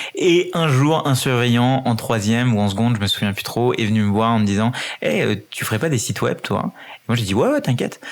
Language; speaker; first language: French; early bilingual, other home language; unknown